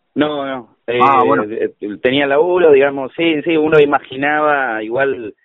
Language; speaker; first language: Spanish; native; Spanish